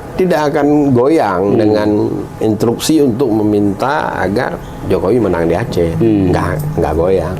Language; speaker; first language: Indonesian; native; Indonesian